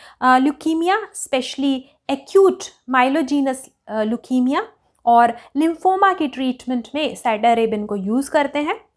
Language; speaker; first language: Hindi; native; Hindi